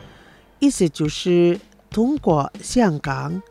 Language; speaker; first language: Chinese; non-native, fluent; Indonesian